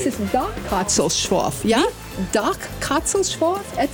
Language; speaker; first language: German; non-native, learner; English